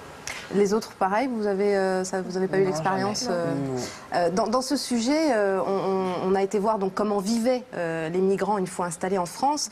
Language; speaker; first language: French; native; French